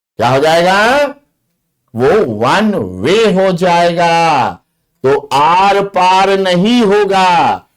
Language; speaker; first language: Hindi; native; Hindi